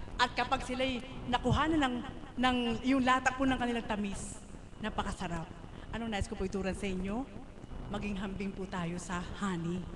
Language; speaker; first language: Filipino; non-native, local second language; Cebuano